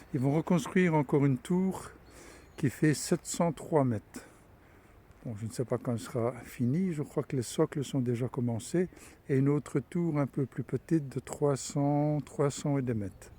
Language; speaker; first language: French; native; French